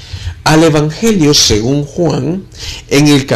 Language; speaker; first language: Spanish; native; Spanish